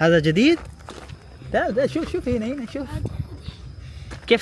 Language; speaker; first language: Arabic; non-native, learner; Urdu